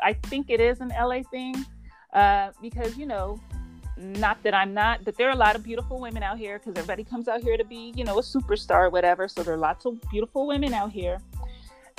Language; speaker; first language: English; native; English